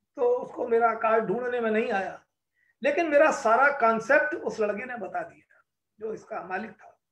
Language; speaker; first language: Hindi; native; Hindi